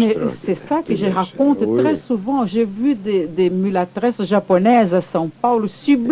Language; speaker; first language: French; non-native, fluent; Portuguese